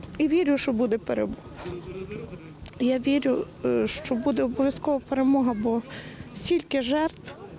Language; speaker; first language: Ukrainian; native; Ukrainian